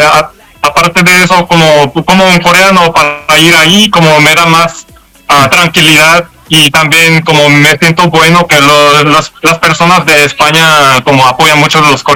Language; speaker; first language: Spanish; non-native, learner; Korean